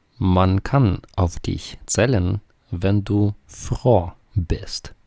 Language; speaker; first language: German; non-native, fluent; Ukrainian